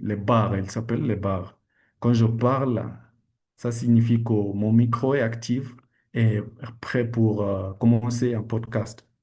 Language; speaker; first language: French; non-native, learner; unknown